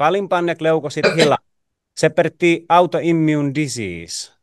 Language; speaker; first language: Indonesian; non-native, fluent; Finnish